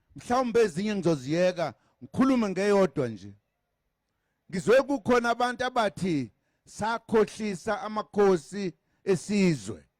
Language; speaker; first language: Zulu; native; Zulu